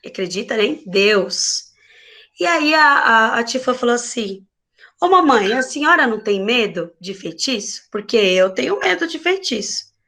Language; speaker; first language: Portuguese; native; Portuguese